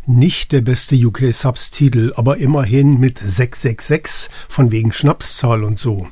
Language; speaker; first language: German; native; German